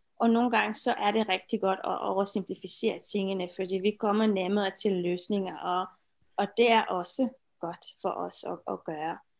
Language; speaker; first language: Danish; non-native, fluent; Romanian